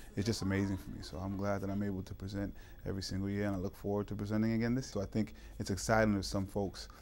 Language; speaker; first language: English; native; English